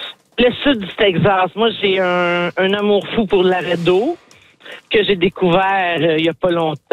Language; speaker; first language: French; native; French